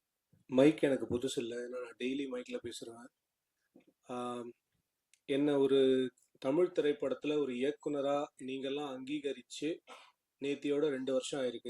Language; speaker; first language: Tamil; native; Tamil